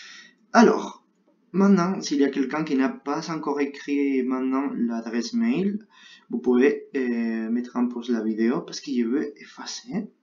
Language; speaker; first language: French; non-native, fluent; Spanish